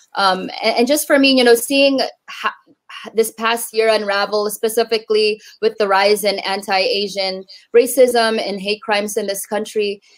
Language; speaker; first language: English; native; English